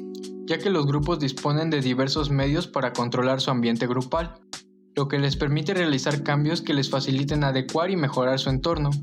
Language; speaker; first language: Spanish; native; Spanish